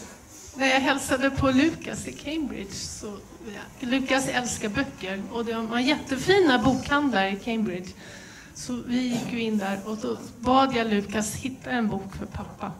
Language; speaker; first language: Swedish; early bilingual, other home language; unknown